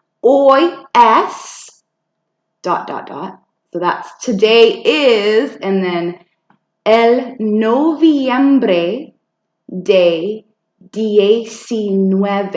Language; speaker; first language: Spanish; non-native, fluent; English